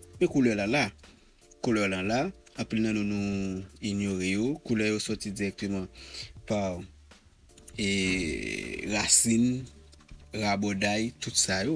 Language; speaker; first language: Haitian Creole; native; Haitian Creole